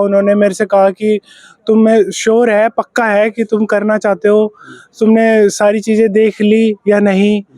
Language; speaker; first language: Hindi; native; Hindi